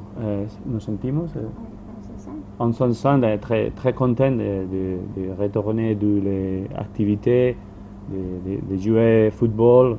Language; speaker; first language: French; non-native, learner; Spanish